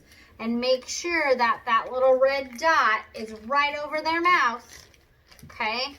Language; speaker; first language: English; native; English